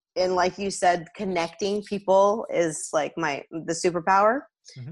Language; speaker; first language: English; native; English